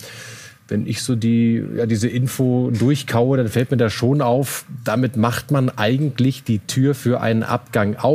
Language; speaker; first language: German; native; German